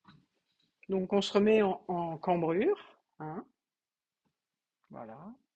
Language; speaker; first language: French; native; French